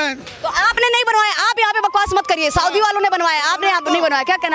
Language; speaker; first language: Hindi; native; Hindi